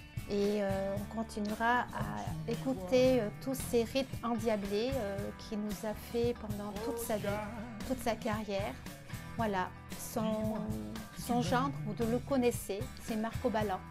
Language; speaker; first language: French; native; French